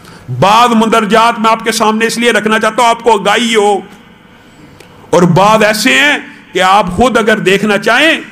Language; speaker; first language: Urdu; non-native, local second language; Punjabi